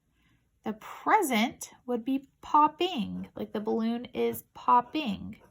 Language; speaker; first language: English; native; English